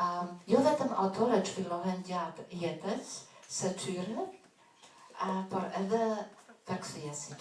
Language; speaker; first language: Albanian; non-native, fluent; German